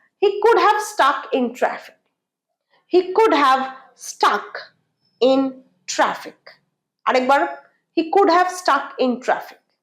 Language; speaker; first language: English; non-native, local second language; Bangla